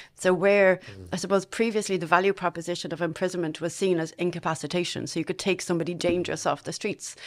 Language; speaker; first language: English; native; English